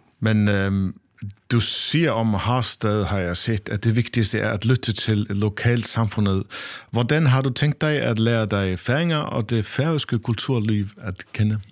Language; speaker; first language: Danish; non-native, local second language; Faroese